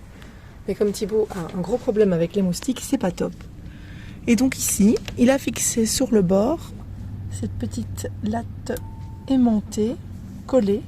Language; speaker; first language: French; native; French